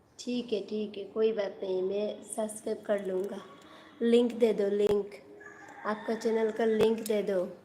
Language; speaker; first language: Hindi; non-native, local second language; Bangla